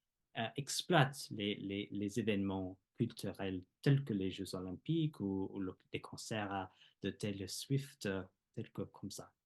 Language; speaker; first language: French; non-native, fluent; English